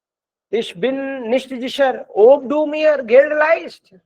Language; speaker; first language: German; non-native, fluent; Hindi